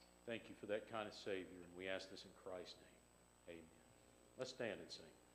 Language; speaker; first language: English; native; English